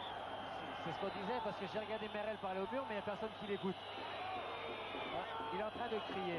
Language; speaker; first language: French; native; French